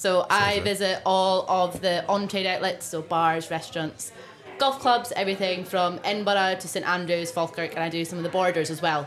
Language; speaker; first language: English; non-native, local second language; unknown